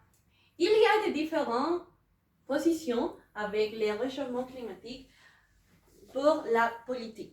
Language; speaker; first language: French; non-native, learner; Spanish